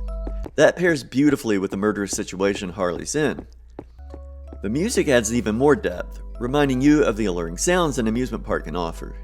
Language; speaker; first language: English; native; English